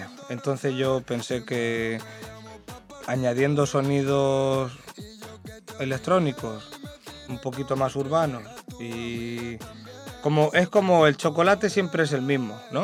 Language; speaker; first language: Spanish; native; Spanish